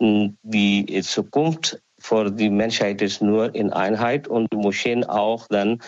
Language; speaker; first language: German; non-native, learner; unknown